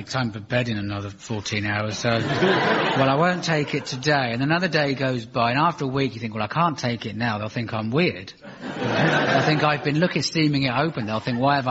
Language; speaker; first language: English; native; English